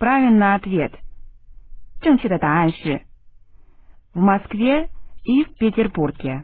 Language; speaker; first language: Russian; non-native, fluent; Chinese